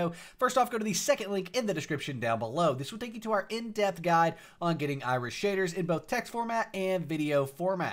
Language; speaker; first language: English; native; English